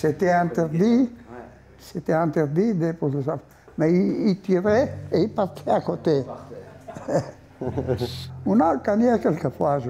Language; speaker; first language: French; non-native, fluent; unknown